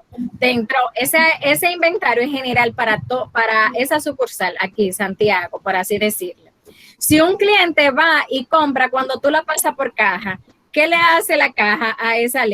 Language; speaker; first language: Spanish; native; Spanish